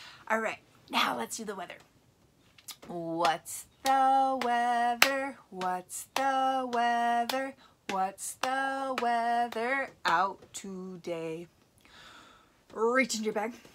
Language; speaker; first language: English; native; English